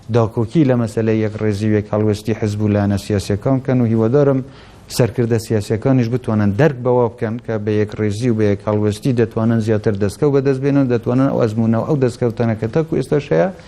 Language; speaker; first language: Central Kurdish; non-native, local second language; Kurdish